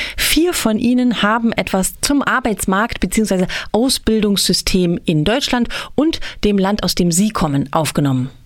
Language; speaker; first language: German; native; German